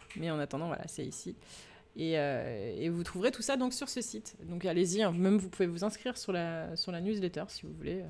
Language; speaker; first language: French; native; French